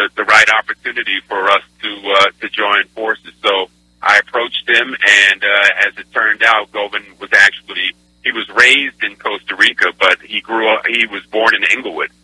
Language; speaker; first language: English; native; English